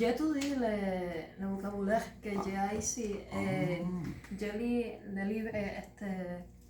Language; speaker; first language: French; non-native, learner; Spanish